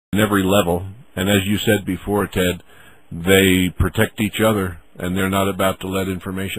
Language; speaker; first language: English; native; English